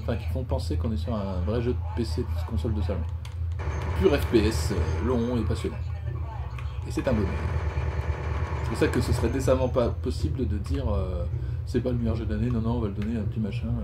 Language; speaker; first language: French; native; French